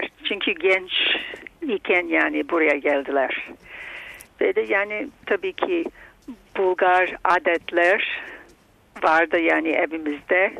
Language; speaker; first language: Turkish; non-native, fluent; Bulgarian